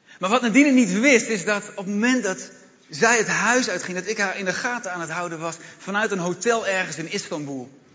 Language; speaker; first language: Dutch; native; Dutch